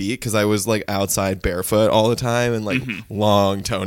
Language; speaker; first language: English; native; English